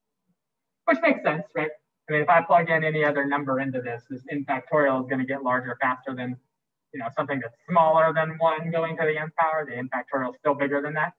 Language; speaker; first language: English; native; English